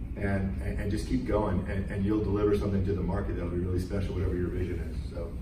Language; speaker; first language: English; native; English